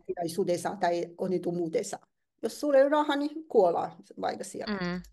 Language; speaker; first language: Finnish; non-native, fluent; Chinese